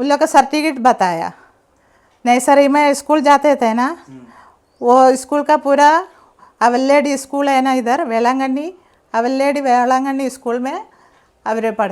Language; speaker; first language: Hindi; non-native, local second language; Malayalam